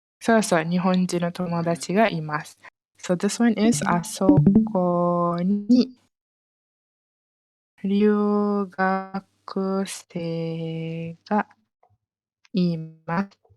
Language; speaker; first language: Japanese; non-native, fluent; Malay